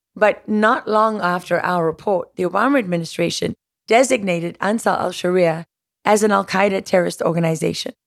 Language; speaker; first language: English; native; English